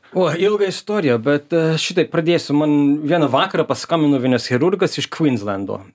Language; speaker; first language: Lithuanian; early bilingual, heritage; Lithuanian